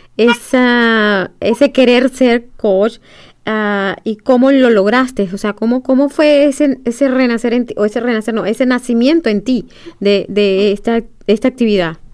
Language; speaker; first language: Spanish; native; Spanish